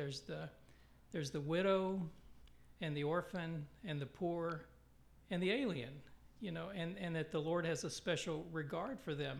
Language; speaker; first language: English; native; English